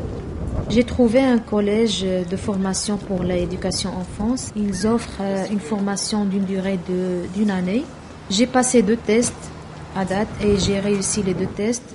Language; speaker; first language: French; non-native, local second language; Arabic